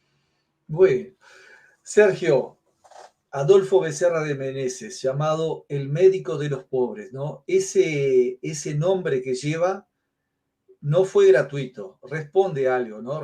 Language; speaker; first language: Spanish; native; Spanish